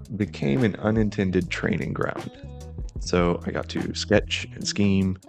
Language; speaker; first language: English; native; English